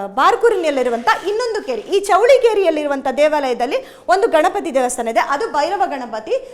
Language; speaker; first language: Kannada; native; Kannada